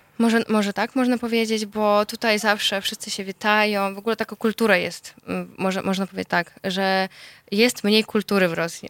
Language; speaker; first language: Polish; non-native, fluent; Russian